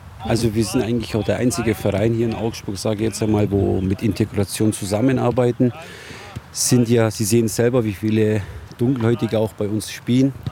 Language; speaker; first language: German; native; German